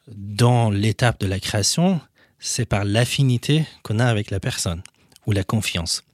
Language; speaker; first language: French; non-native, fluent; Persian